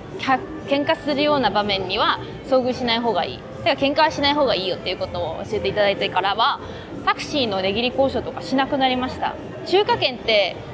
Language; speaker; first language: Japanese; native; Japanese